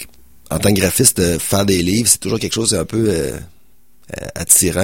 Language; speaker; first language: French; native; French